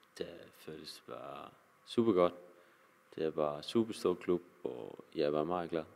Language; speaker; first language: Danish; non-native, learner; Icelandic